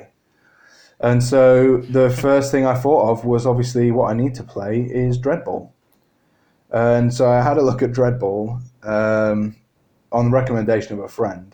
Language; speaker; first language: English; native; English